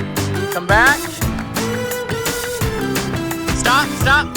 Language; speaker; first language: English; native; English